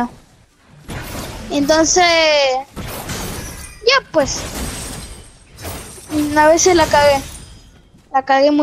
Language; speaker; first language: Spanish; native; Spanish